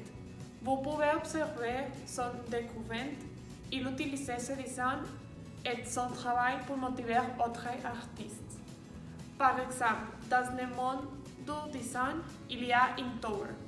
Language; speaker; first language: French; non-native, learner; Spanish